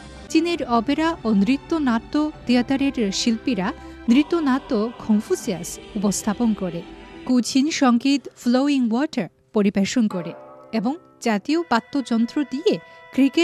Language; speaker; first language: Bangla; non-native, fluent; Chinese